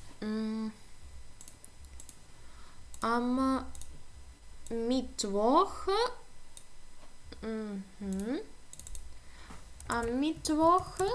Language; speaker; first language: German; non-native, fluent; Ukrainian